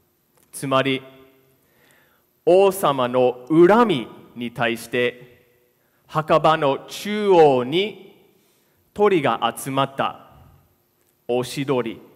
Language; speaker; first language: Japanese; non-native, fluent; English